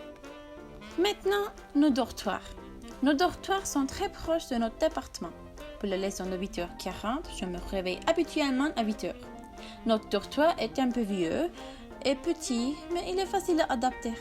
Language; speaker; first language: French; non-native, learner; Turkish